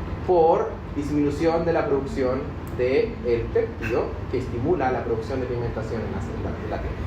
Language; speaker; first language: Spanish; native; Spanish